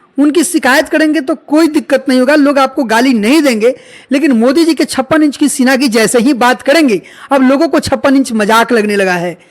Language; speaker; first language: Hindi; native; Hindi